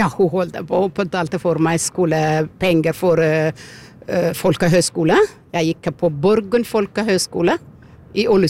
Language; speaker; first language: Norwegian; early bilingual, other home language; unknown